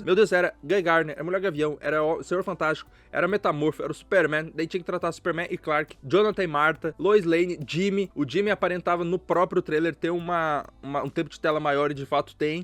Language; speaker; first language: Portuguese; native; Portuguese